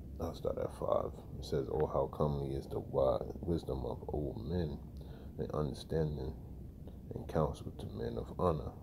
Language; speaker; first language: English; native; English